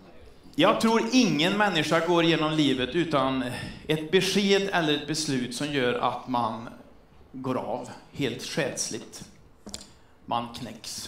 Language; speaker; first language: Swedish; native; Swedish